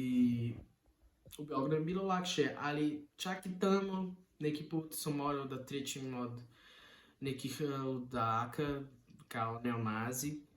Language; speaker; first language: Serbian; non-native, learner; Portuguese